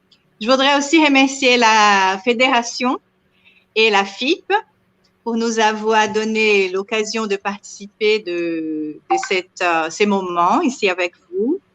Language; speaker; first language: French; non-native, fluent; Portuguese